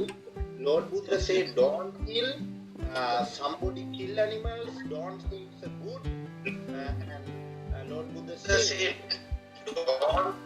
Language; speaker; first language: English; non-native, learner; Sinhala